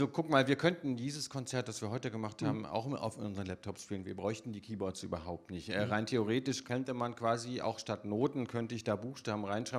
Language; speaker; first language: German; native; German